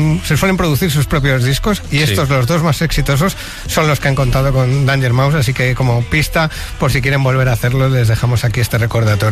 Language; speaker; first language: Spanish; native; Spanish